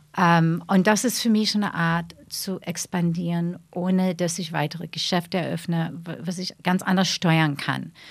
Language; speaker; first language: German; non-native, fluent; English